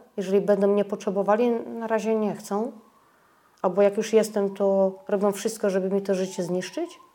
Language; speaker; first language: Polish; native; Polish